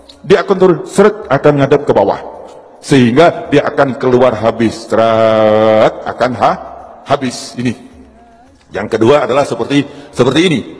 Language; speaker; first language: Indonesian; non-native, local second language; Javanese